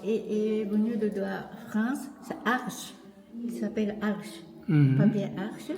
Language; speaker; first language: French; non-native, learner; Japanese